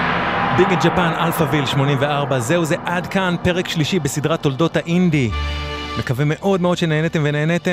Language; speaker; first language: Hebrew; native; Hebrew